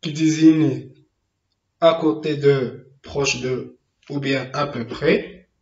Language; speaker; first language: French; non-native, local second language; Arabic